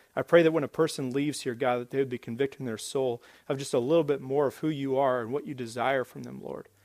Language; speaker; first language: English; native; English